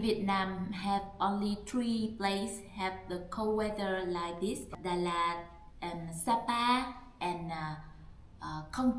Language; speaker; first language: English; non-native, learner; Vietnamese